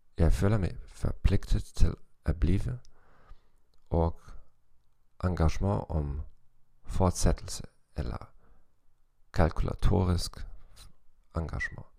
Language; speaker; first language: Norwegian; non-native, learner; German